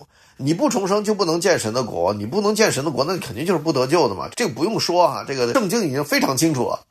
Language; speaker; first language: Chinese; native; Chinese